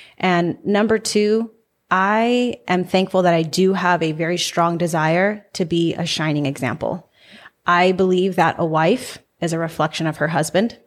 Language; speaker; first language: English; native; English